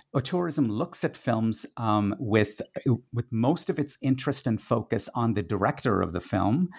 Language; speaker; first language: English; non-native, local second language; Tamil